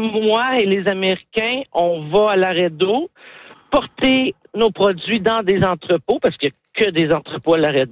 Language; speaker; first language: French; native; French